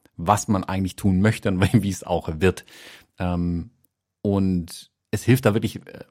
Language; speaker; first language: German; non-native, fluent; English